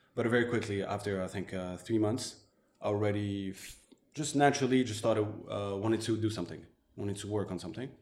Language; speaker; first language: English; non-native, fluent; Arabic